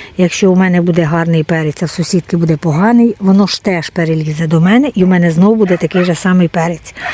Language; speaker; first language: Ukrainian; non-native, local second language; Russian